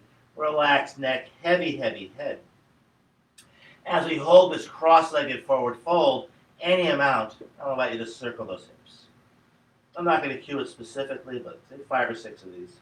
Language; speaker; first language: English; native; English